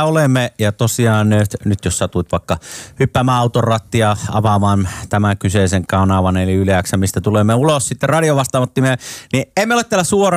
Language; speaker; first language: Finnish; native; Finnish